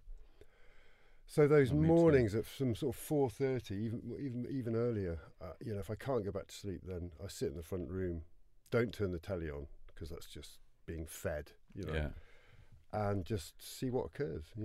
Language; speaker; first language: English; native; English